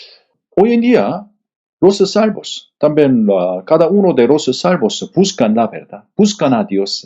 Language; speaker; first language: Spanish; non-native, fluent; Korean